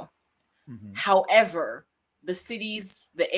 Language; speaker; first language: English; native; English